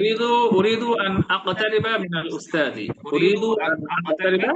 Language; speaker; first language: Arabic; non-native, fluent; Bangla